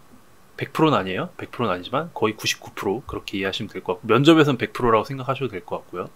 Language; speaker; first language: Korean; native; Korean